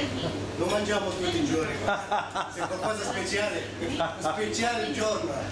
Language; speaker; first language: Italian; non-native, learner; Greek